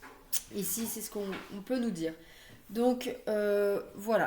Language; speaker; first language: French; native; French